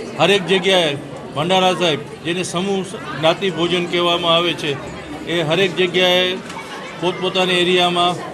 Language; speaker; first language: Gujarati; non-native, local second language; Sindhi